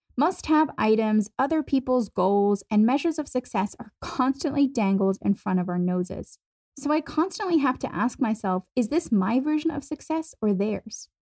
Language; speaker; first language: English; non-native, fluent; German